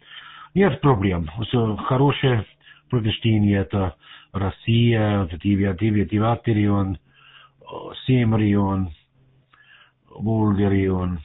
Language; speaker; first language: Russian; non-native, learner; German